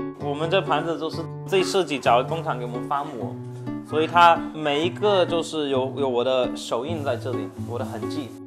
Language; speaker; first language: Chinese; non-native, fluent; English